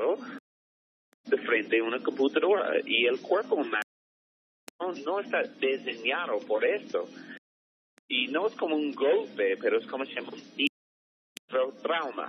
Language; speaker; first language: Spanish; non-native, fluent; English